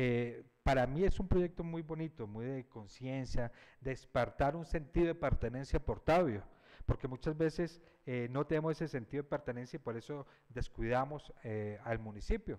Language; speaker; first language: Spanish; native; Spanish